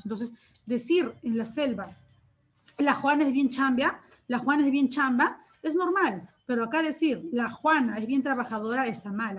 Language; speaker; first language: Spanish; native; Spanish